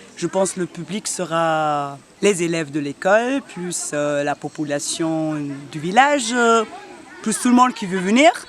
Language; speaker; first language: French; non-native, fluent; German